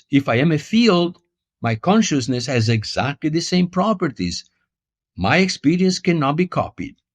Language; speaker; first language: English; non-native, fluent; Italian